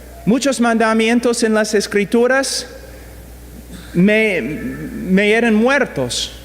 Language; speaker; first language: Spanish; non-native, fluent; English